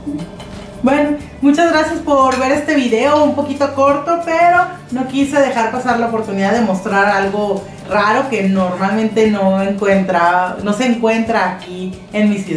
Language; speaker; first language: Spanish; non-native, local second language; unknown